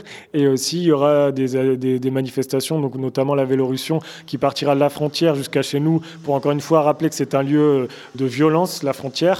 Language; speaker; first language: French; native; French